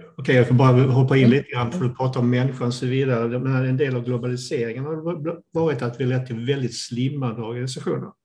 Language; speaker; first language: Swedish; non-native, fluent; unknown